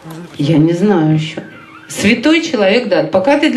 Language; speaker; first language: Russian; native; Russian